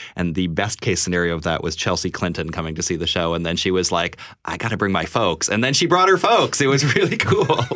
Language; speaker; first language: English; native; English